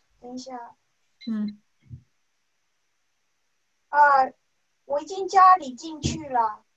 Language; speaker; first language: Chinese; non-native, learner; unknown